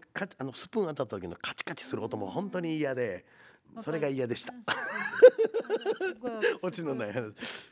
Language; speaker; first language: Japanese; native; Japanese